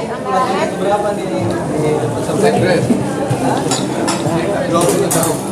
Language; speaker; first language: Indonesian; native; Indonesian